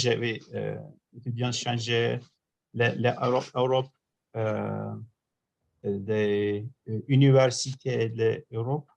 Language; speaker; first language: French; non-native, learner; Turkish